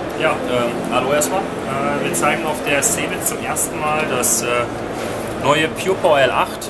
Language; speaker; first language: German; native; German